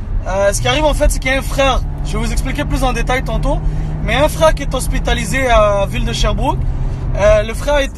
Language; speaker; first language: French; native; French